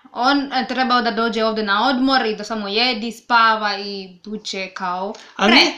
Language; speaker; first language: Serbian; non-native, learner; Swahili